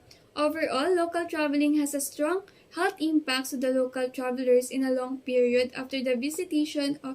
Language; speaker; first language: English; non-native, local second language; Filipino